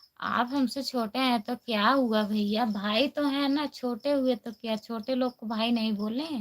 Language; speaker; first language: Hindi; native; Hindi